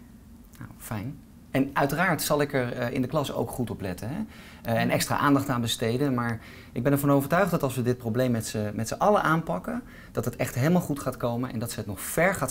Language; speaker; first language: Dutch; native; Dutch